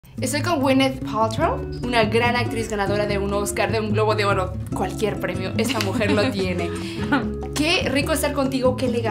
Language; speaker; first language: Spanish; native; Spanish